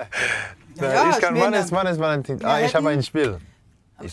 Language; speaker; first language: German; non-native, learner; English